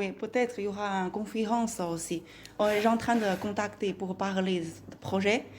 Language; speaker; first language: French; non-native, learner; Chinese